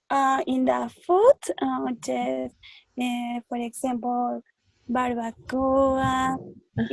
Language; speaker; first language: English; non-native, learner; Spanish